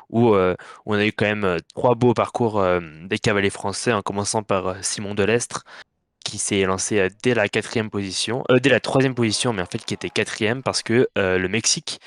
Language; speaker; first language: French; native; French